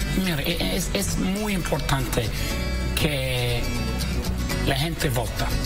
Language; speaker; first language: Spanish; non-native, learner; English